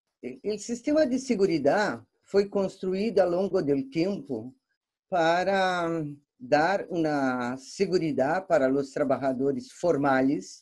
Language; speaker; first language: Spanish; non-native, fluent; Portuguese